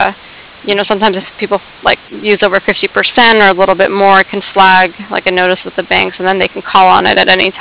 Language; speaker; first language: English; native; English